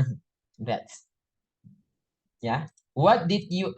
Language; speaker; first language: English; non-native, fluent; Indonesian